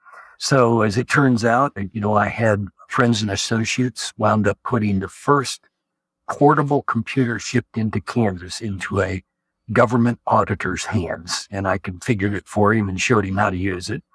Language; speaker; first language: English; native; English